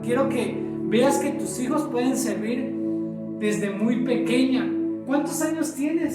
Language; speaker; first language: Spanish; native; Spanish